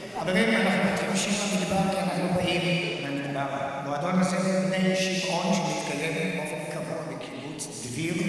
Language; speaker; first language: Hebrew; native; Hebrew